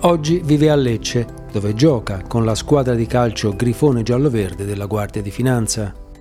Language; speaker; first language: Italian; native; Italian